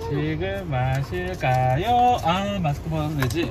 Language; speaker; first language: Korean; native; Korean